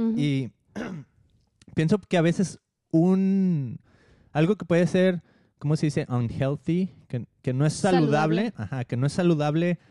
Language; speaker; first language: Spanish; native; Spanish